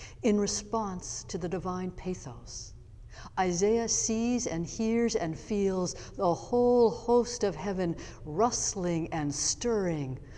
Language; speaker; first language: English; native; English